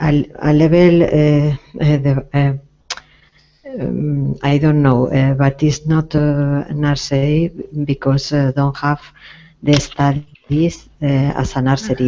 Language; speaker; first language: English; non-native, learner; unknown